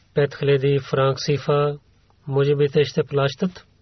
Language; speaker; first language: Bulgarian; non-native, learner; Urdu